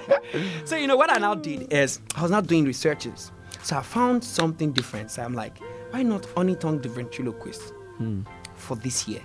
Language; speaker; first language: English; non-native, local second language; Yoruba